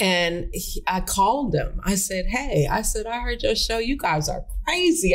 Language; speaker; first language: English; native; English